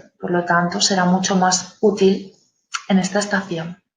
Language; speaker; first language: Spanish; native; Spanish